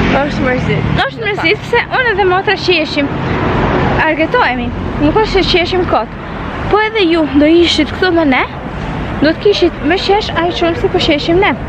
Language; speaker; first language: Albanian; early bilingual, heritage; Albanian